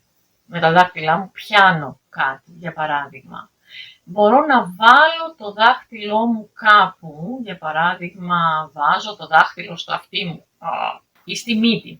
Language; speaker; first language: Greek; native; Greek